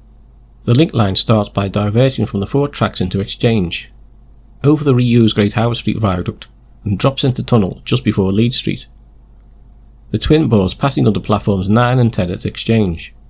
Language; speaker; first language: English; native; English